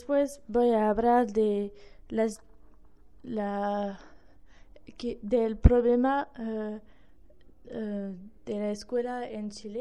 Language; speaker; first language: Spanish; non-native, learner; French